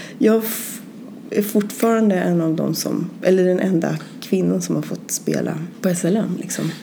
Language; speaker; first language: Swedish; early bilingual, other home language; Spanish